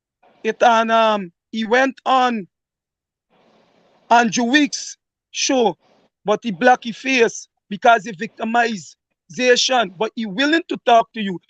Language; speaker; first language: English; native; English